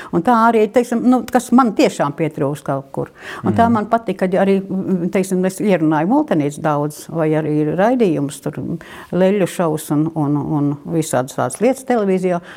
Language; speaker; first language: Latvian; native; Latvian